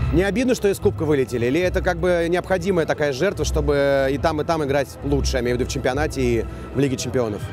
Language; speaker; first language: Russian; native; Russian